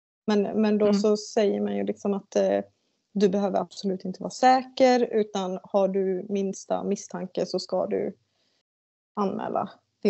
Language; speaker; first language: Swedish; native; Swedish